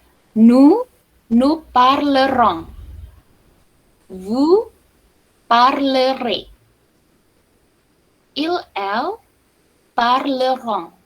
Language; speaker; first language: French; non-native, fluent; Indonesian